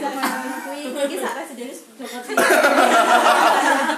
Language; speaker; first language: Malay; non-native, local second language; Javanese